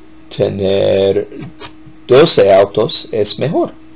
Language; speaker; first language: Spanish; non-native, fluent; English